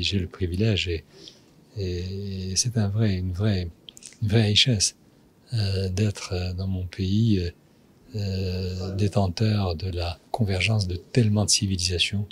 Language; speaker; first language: French; non-native, local second language; Arabic